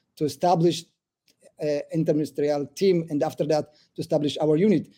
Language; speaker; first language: English; early bilingual, other home language; Amharic